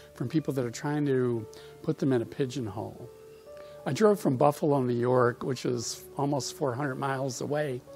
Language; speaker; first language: English; native; English